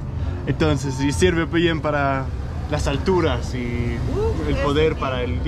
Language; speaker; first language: Spanish; non-native, learner; English